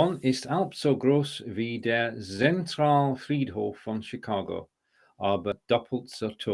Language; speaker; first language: German; non-native, learner; English